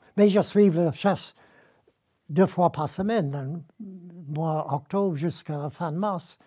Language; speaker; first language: French; non-native, fluent; English